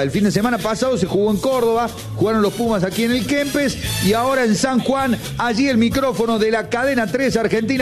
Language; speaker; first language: Spanish; native; Spanish